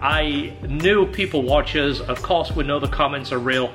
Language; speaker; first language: English; native; English